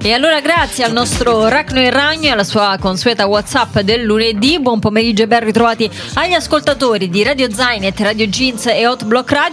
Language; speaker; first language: Italian; native; Italian